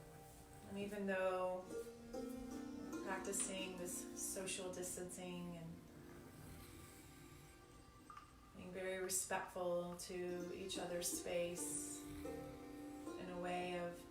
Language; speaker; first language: English; native; English